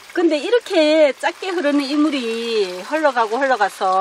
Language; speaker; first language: Korean; native; Korean